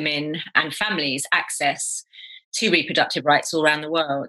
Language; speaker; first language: English; native; English